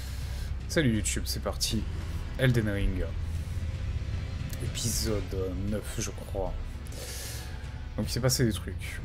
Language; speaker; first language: French; native; French